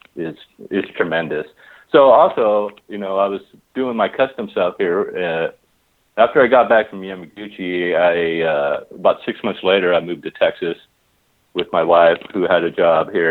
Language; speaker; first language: English; native; English